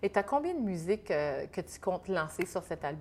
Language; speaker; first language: French; native; French